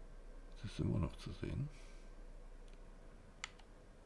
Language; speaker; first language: German; native; German